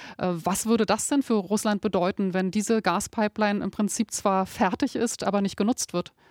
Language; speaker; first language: German; native; German